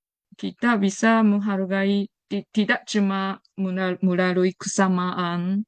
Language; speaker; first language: Indonesian; non-native, fluent; Japanese